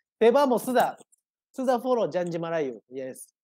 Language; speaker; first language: Malay; non-native, learner; Japanese